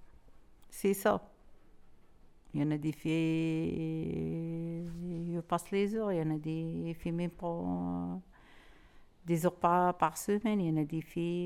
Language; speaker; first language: French; non-native, learner; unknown